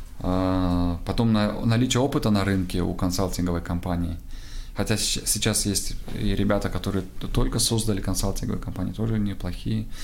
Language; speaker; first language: Russian; non-native, local second language; Tajik